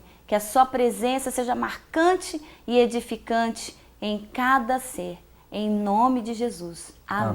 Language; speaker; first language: Portuguese; native; Portuguese